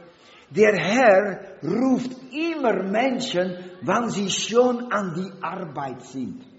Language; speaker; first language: German; non-native, learner; Dutch